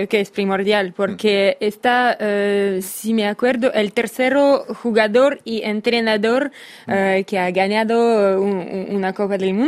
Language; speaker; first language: Spanish; non-native, fluent; Russian